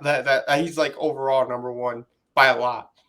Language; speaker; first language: English; native; English